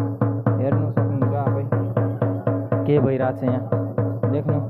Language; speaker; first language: Nepali; native; Nepali